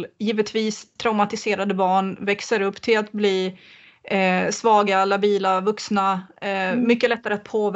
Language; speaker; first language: Swedish; native; Swedish